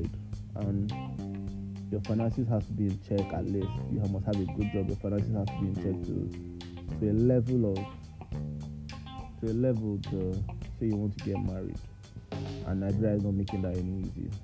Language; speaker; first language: English; non-native, local second language; Yoruba